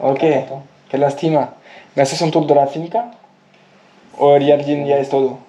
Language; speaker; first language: Spanish; non-native, learner; French